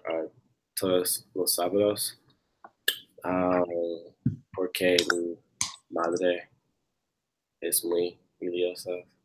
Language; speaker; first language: Spanish; non-native, learner; English